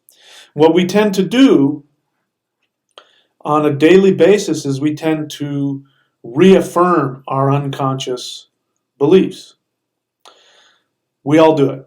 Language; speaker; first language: English; native; English